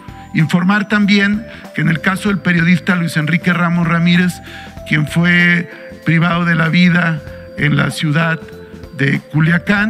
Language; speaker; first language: Spanish; native; Spanish